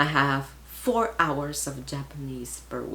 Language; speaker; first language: English; early bilingual, other home language; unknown